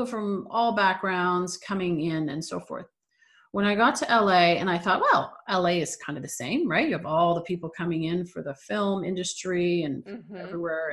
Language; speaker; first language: English; native; English